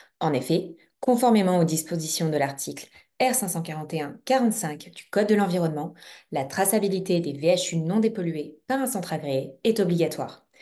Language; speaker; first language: French; native; French